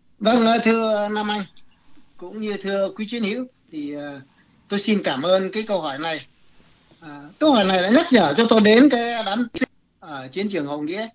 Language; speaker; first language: Vietnamese; native; Vietnamese